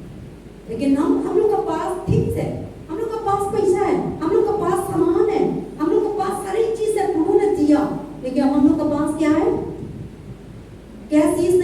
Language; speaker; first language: Hindi; non-native, local second language; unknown